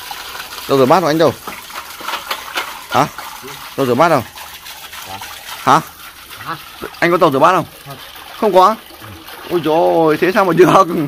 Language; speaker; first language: Vietnamese; native; Vietnamese